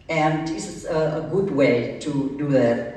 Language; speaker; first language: English; early bilingual, other home language; German